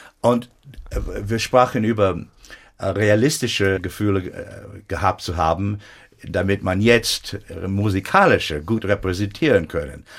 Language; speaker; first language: German; non-native, fluent; English